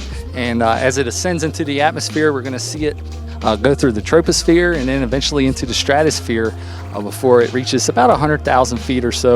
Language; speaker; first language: English; native; English